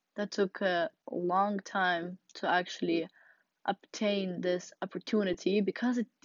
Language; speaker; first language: English; non-native, fluent; Russian